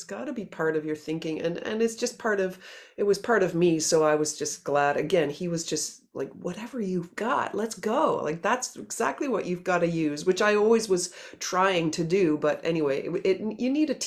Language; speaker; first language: English; native; English